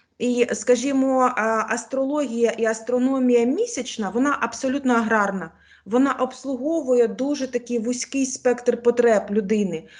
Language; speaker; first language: Ukrainian; non-native, local second language; Russian